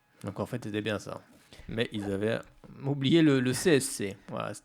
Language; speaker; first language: French; native; French